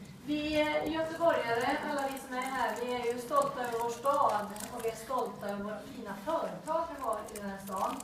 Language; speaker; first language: Swedish; native; Swedish